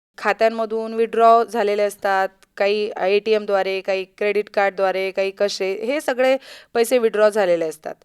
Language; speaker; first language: Marathi; native; Marathi